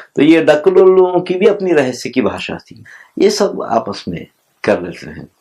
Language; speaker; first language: Hindi; non-native, local second language; Telugu